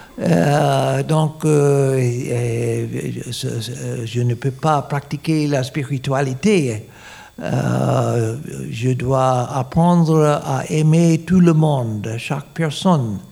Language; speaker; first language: French; non-native, fluent; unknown